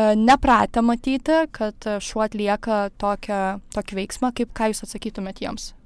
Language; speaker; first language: Lithuanian; native; Lithuanian